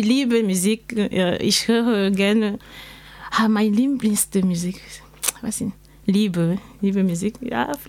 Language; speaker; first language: German; non-native, learner; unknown